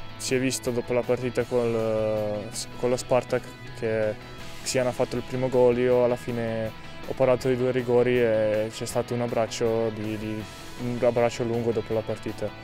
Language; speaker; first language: Italian; non-native, fluent; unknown